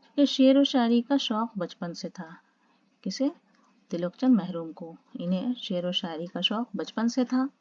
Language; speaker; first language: Urdu; native; Urdu